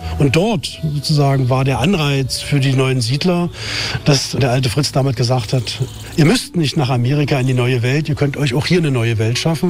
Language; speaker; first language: German; native; German